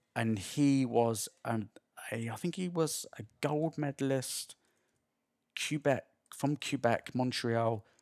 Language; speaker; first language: English; native; English